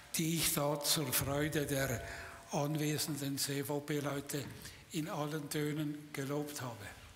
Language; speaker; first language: German; native; German